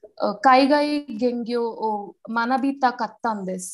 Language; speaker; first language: Japanese; non-native, learner; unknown